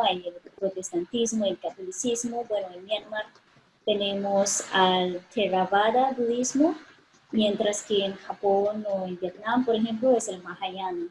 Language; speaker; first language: Spanish; non-native, fluent; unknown